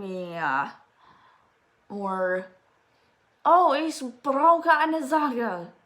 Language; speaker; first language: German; non-native, learner; English